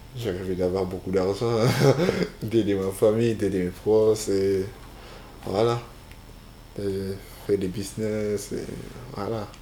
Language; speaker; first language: French; non-native, local second language; Bambara